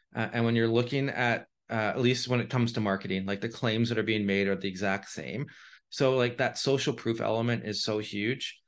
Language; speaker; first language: English; native; English